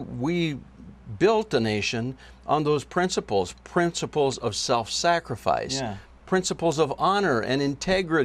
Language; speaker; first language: English; native; English